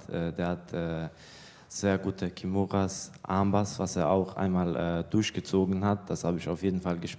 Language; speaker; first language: German; early bilingual, other home language; Bosnian